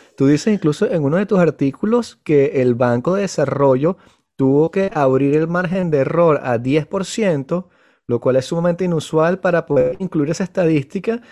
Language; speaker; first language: Spanish; native; Spanish